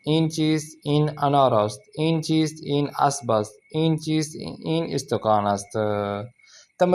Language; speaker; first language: Persian; non-native, fluent; Urdu